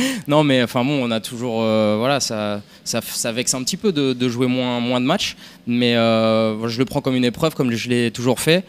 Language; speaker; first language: French; native; French